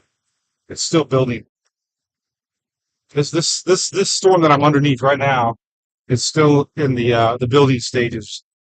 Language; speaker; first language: English; native; English